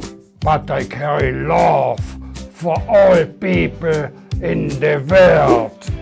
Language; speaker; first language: English; non-native, learner; German